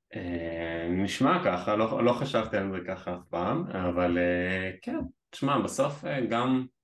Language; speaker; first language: Hebrew; native; Hebrew